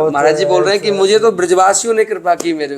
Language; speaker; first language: Hindi; native; Hindi